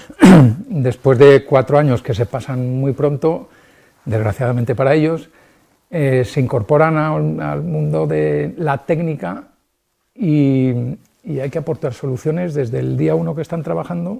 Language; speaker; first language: Spanish; native; Spanish